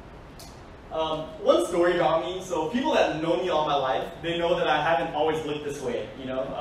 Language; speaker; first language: English; native; English